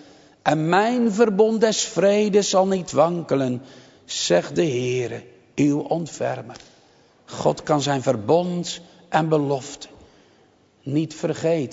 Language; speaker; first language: Dutch; native; Dutch